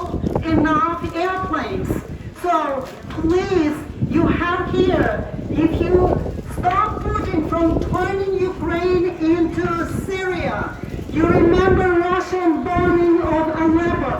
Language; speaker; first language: English; non-native, fluent; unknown